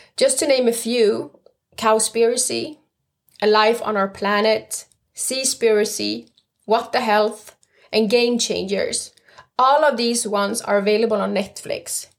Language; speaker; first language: English; non-native, fluent; Swedish